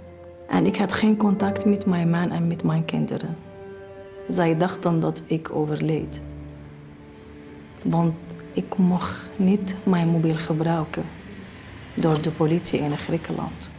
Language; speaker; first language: Dutch; non-native, learner; Arabic